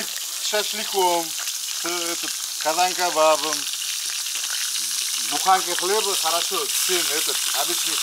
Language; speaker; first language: Russian; non-native, local second language; Uzbek